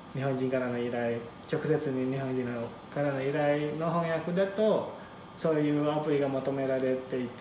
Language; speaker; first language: Japanese; non-native, fluent; Indonesian